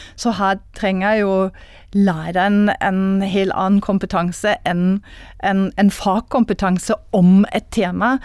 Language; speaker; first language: Norwegian; non-native, fluent; German